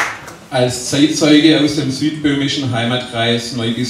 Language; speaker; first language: German; native; German